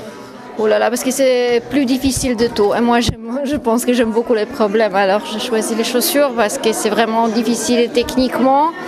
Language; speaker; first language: French; non-native, fluent; Polish